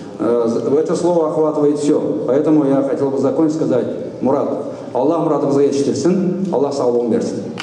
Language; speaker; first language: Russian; non-native, local second language; Kumyk